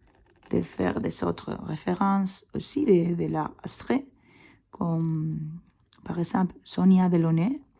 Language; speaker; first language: French; non-native, fluent; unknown